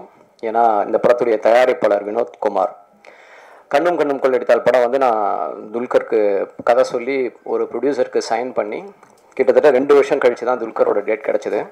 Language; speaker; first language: Tamil; native; Tamil